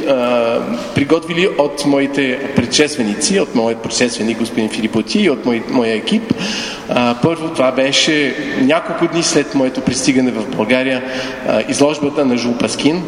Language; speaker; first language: Bulgarian; non-native, fluent; French